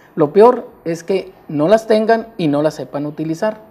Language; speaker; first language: Spanish; native; Spanish